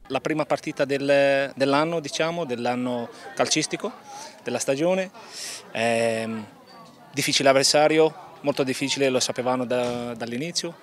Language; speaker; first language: Italian; non-native, fluent; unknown